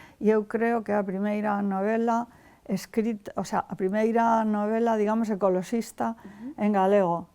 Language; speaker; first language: Galician; non-native, local second language; Spanish